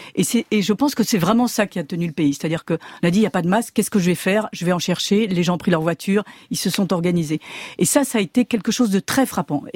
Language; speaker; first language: French; native; French